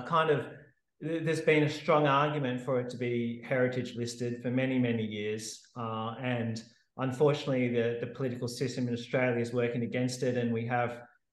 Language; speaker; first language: English; native; English